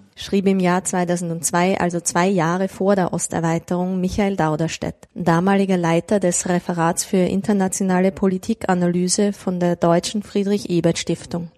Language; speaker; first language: German; native; German